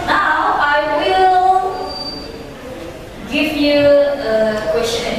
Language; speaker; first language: English; non-native, learner; Indonesian